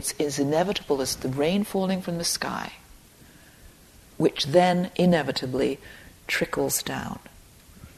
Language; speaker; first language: English; native; English